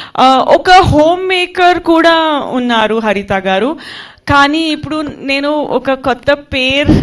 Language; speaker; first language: Telugu; non-native, fluent; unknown